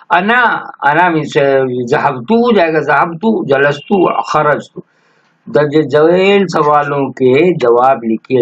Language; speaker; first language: Urdu; native; Urdu